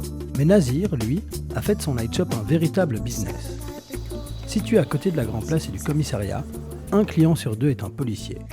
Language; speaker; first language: French; native; French